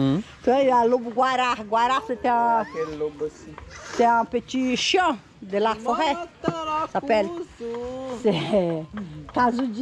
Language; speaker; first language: French; non-native, learner; Portuguese